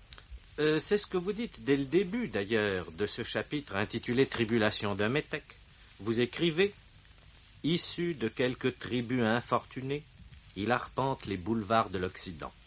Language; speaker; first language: French; native; French